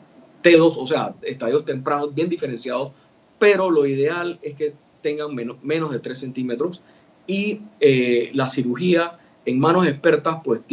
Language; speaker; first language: Spanish; native; Spanish